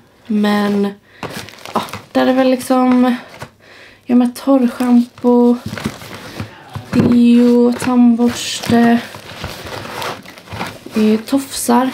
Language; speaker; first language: Swedish; native; Swedish